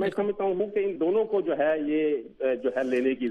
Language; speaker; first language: Urdu; native; Urdu